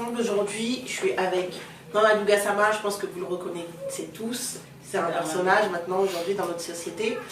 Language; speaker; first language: French; native; French